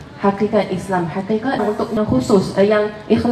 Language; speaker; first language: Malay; non-native, fluent; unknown